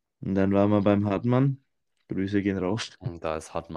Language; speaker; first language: German; native; German